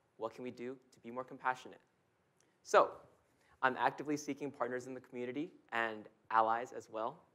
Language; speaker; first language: English; native; English